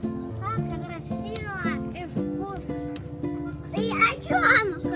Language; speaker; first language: Russian; native; Russian